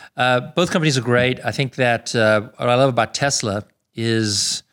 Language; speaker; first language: English; native; English